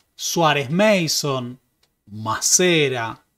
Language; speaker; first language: Spanish; native; Spanish